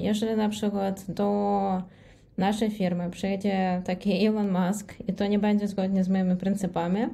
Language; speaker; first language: Polish; non-native, fluent; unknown